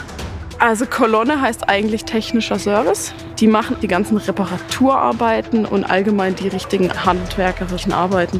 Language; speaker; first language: German; native; German